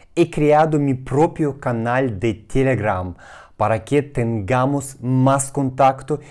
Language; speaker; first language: Spanish; non-native, fluent; Russian